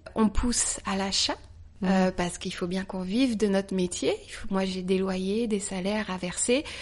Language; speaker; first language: French; native; French